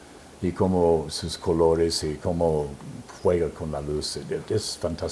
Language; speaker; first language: Spanish; non-native, fluent; English